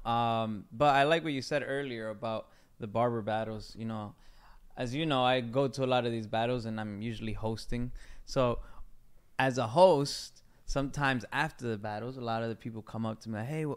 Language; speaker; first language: English; native; English